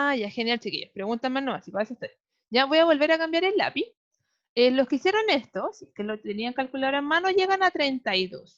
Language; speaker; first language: Spanish; native; Spanish